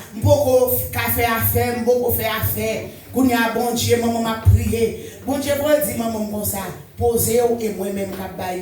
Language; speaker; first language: French; non-native, local second language; Haitian Creole